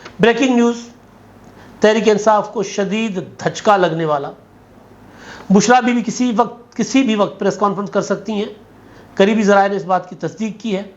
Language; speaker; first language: Urdu; non-native, local second language; Sindhi